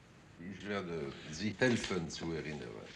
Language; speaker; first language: German; non-native, fluent; French